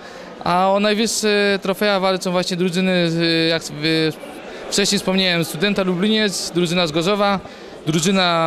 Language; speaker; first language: Polish; native; Polish